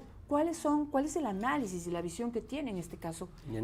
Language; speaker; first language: Spanish; native; Spanish